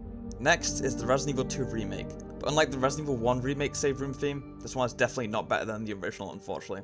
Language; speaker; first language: English; native; English